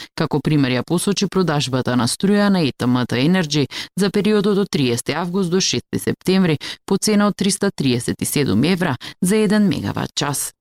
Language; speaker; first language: Macedonian; native; Macedonian